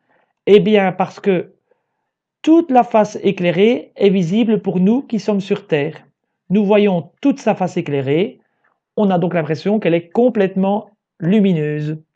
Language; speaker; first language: French; native; French